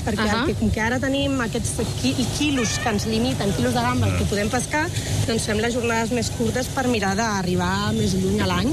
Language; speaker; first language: Catalan; native; Catalan